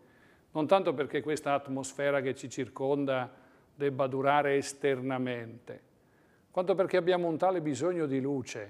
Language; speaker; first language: Italian; native; Italian